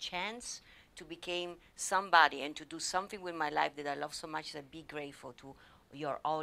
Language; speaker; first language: English; non-native, fluent; Italian